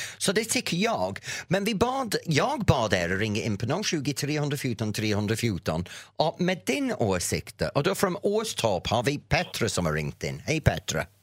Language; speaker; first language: Swedish; non-native, fluent; English